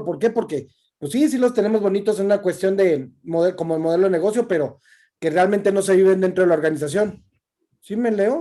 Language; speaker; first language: Spanish; native; Spanish